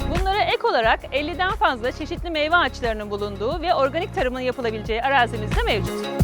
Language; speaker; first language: Turkish; native; Turkish